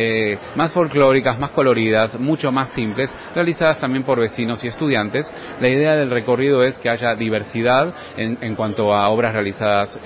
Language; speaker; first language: Spanish; native; Spanish